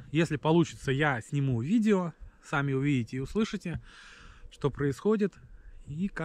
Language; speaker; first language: Russian; native; Russian